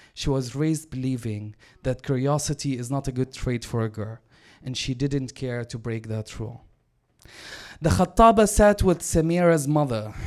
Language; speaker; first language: English; non-native, fluent; Arabic